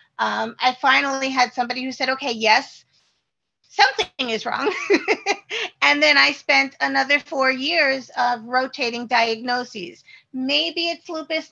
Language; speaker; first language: English; native; English